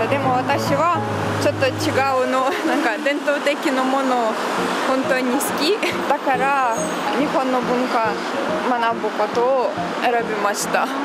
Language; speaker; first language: Japanese; non-native, learner; Ukrainian